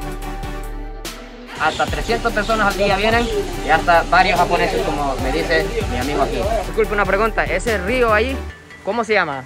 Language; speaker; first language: Spanish; non-native, fluent; Japanese